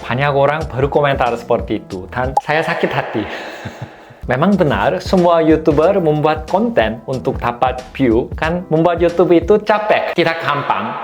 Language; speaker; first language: Indonesian; non-native, fluent; Korean